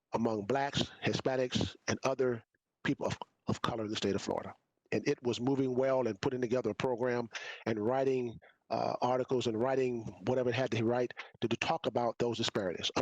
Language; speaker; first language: English; native; English